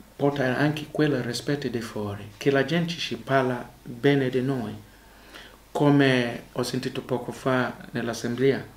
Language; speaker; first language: Italian; non-native, learner; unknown